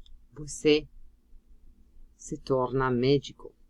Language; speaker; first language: Portuguese; non-native, fluent; German